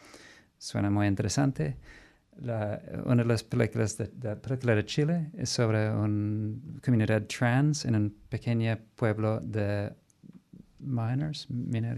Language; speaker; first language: Spanish; non-native, fluent; English